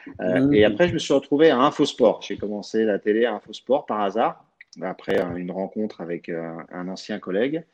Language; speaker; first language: French; early bilingual, other home language; Arabic